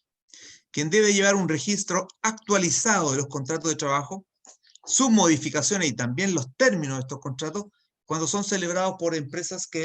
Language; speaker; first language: Spanish; native; Spanish